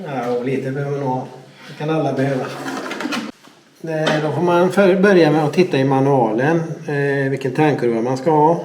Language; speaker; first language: Swedish; native; Swedish